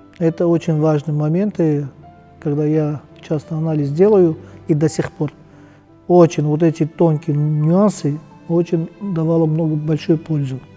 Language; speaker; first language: Russian; non-native, local second language; Armenian